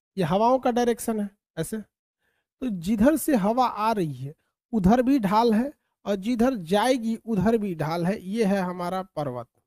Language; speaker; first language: Hindi; native; Hindi